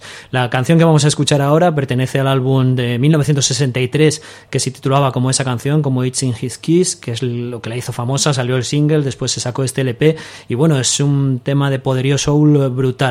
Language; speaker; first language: Spanish; native; Spanish